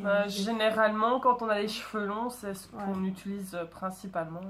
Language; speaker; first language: French; native; French